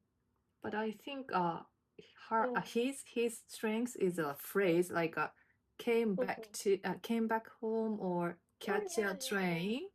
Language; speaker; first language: English; non-native, learner; Japanese